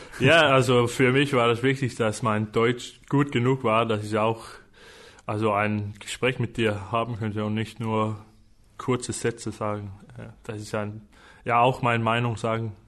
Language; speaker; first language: German; non-native, fluent; Danish